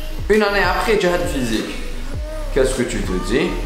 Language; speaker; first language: French; non-native, local second language; Arabic